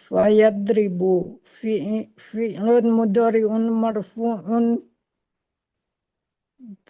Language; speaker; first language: Arabic; non-native, learner; Indonesian